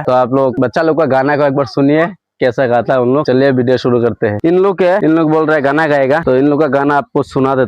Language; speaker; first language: Hindi; non-native, local second language; Assamese